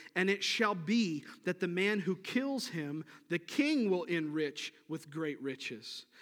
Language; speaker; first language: English; native; English